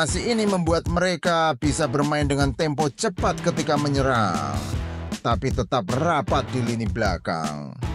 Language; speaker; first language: Indonesian; native; Indonesian